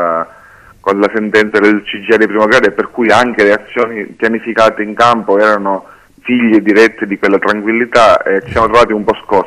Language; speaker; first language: Italian; native; Italian